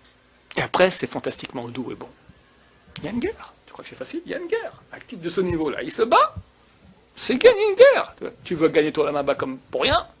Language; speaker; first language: French; native; French